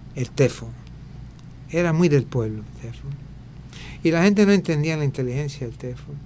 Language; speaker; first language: Spanish; early bilingual, heritage; Spanish